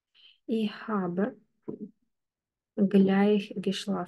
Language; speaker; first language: German; non-native, fluent; Ukrainian